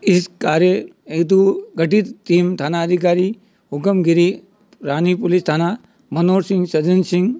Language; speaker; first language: Hindi; native; Hindi